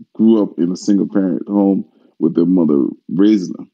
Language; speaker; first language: English; native; English